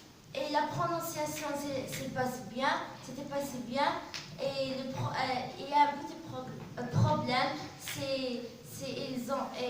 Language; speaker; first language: French; non-native, learner; Arabic